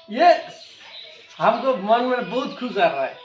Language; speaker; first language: Hindi; non-native, local second language; Bangla